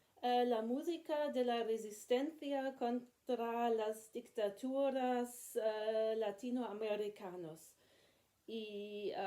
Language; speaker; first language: Spanish; non-native, learner; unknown